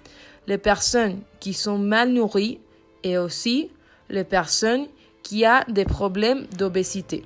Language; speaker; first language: French; non-native, learner; Spanish